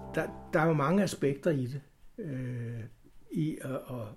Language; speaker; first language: Danish; native; Danish